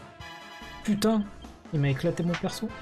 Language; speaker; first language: French; native; French